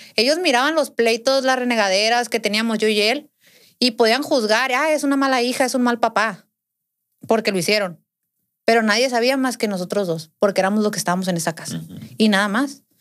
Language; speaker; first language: Spanish; native; Spanish